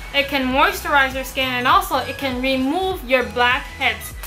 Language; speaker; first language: English; non-native, fluent; Chinese